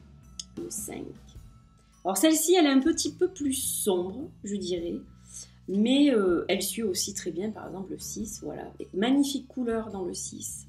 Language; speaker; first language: French; native; French